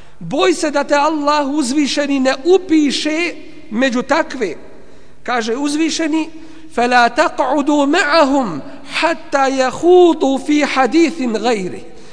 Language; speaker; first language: Bosnian; native; Bosnian